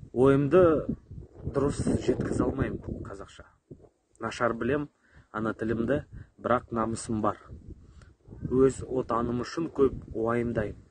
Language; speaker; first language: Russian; native; Russian